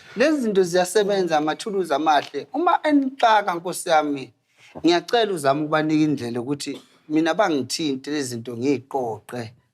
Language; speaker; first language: Zulu; native; Zulu